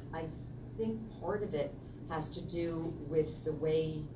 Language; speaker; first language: English; native; English